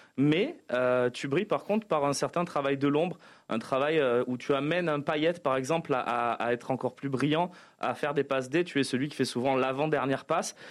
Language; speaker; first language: French; native; French